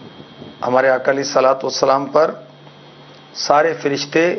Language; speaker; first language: Urdu; native; Urdu